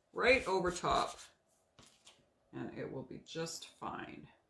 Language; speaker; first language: English; native; English